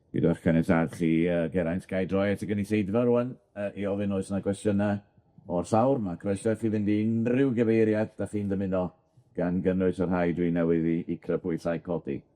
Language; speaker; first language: Welsh; native; Welsh